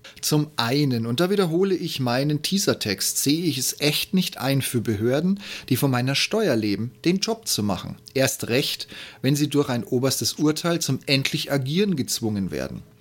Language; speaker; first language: German; native; German